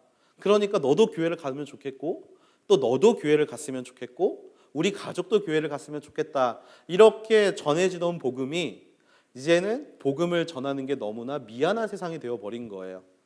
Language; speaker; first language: Korean; native; Korean